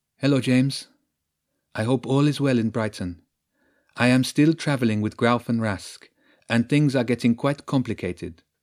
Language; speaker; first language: English; native; English